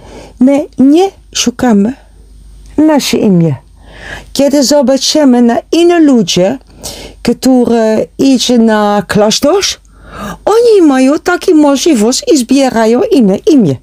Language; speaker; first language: Polish; non-native, learner; Dutch